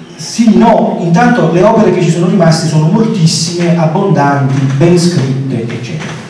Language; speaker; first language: Italian; native; Italian